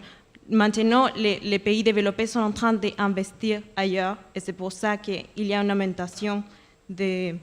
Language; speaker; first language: French; non-native, fluent; Spanish